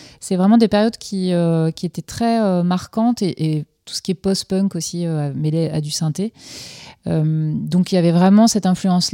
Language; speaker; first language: French; native; French